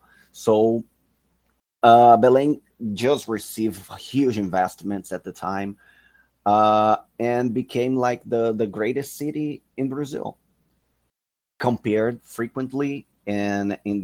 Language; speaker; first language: English; non-native, fluent; Portuguese